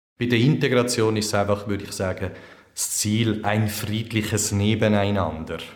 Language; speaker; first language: German; native; German